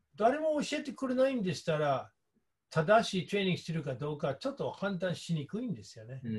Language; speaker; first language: Japanese; non-native, fluent; English